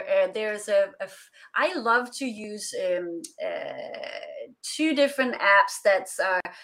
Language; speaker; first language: English; non-native, fluent; Danish